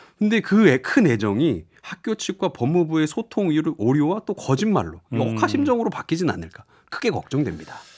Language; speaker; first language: Korean; native; Korean